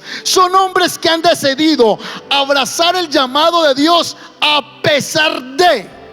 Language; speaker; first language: Spanish; native; Spanish